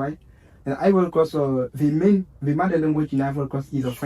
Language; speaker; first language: English; non-native, learner; French